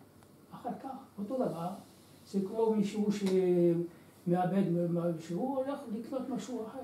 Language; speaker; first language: Hebrew; non-native, fluent; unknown